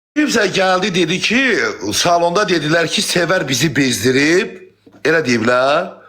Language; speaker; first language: Azerbaijani; non-native, local second language; Talysh